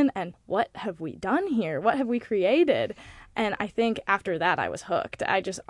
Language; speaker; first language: English; native; English